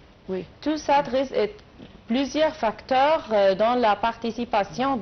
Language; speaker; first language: French; non-native, learner; Arabic